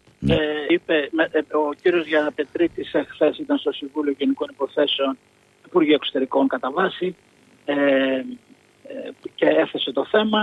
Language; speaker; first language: Greek; native; Greek